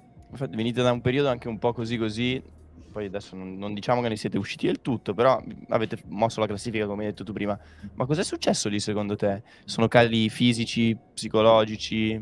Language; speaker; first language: Italian; native; Italian